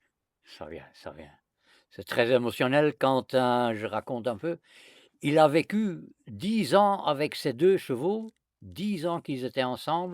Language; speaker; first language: French; non-native, fluent; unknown